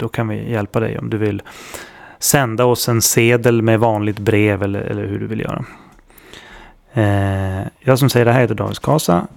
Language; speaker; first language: Swedish; native; Swedish